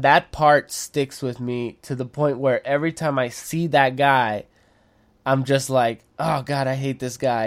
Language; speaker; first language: English; early bilingual, other home language; Spanish